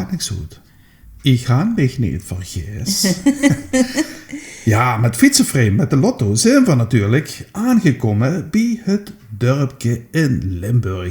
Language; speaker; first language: Dutch; native; Dutch